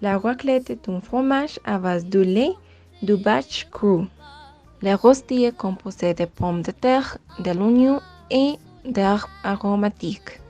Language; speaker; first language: French; non-native, learner; Spanish